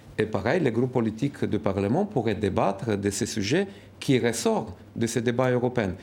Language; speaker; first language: French; non-native, fluent; Romanian